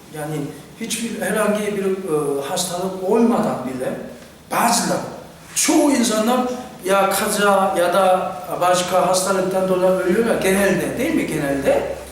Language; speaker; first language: Turkish; non-native, fluent; Korean